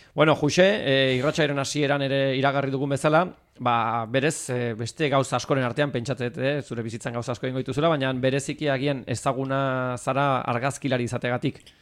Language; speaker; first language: Basque; native; Basque